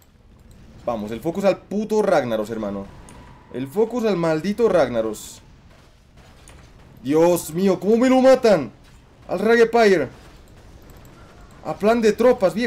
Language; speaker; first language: Spanish; native; Spanish